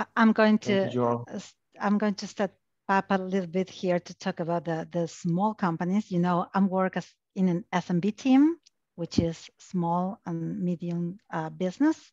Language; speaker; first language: English; non-native, fluent; Spanish